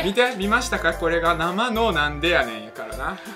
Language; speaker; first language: Japanese; early bilingual, other home language; Russian